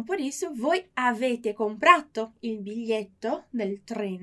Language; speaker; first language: Italian; non-native, fluent; Portuguese